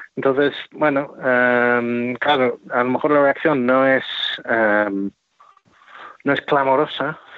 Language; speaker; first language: Spanish; non-native, fluent; English